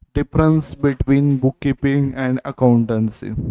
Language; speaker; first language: Hindi; non-native, local second language; Marathi